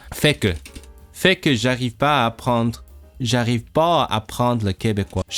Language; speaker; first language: French; non-native, learner; Cantonese